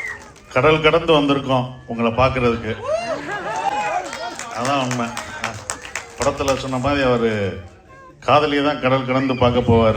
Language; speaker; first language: Tamil; native; Tamil